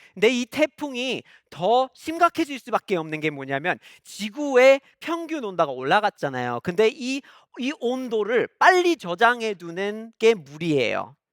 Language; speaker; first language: Korean; non-native, fluent; English